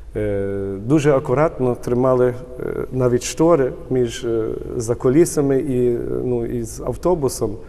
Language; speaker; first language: Ukrainian; early bilingual, heritage; Ukrainian